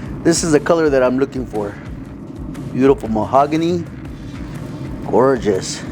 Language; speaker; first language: English; native; English